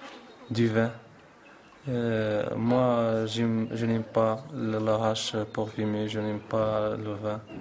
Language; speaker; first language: French; non-native, learner; Arabic